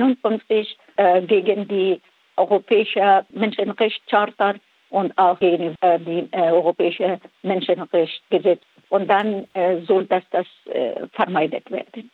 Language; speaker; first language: German; non-native, fluent; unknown